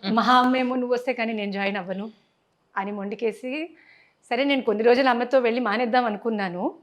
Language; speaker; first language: Telugu; non-native, local second language; Tamil